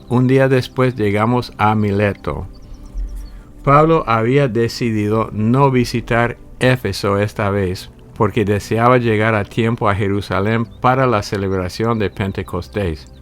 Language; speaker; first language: Spanish; native; Spanish